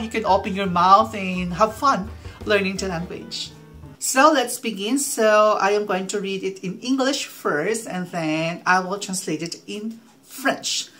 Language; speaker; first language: English; non-native, local second language; Filipino